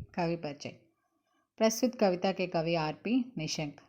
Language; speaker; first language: Hindi; non-native, local second language; Telugu